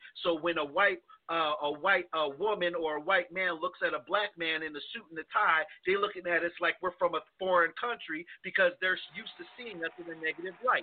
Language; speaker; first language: English; native; English